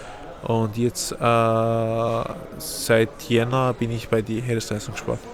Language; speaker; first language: German; non-native, fluent; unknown